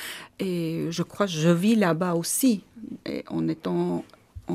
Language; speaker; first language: French; non-native, fluent; Armenian